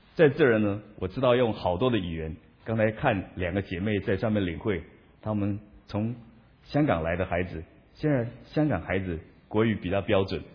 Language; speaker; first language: Chinese; non-native, local second language; Min Nan Chinese